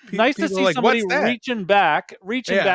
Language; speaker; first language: English; native; English